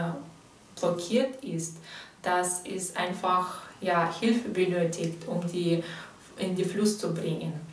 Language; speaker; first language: German; non-native, fluent; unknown